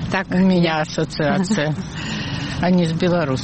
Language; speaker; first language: Belarusian; non-native, local second language; Russian